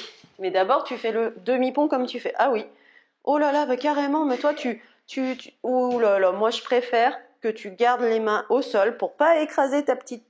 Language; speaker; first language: French; native; French